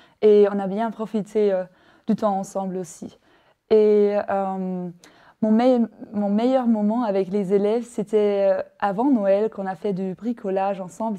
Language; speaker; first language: French; non-native, fluent; German